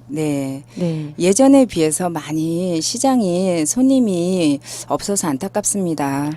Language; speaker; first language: Korean; native; Korean